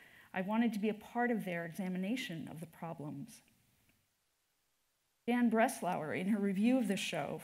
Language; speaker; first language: English; native; English